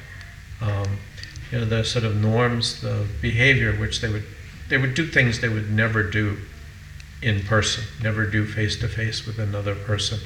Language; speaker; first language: English; native; English